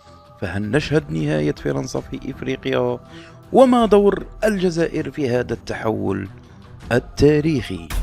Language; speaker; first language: Arabic; native; Arabic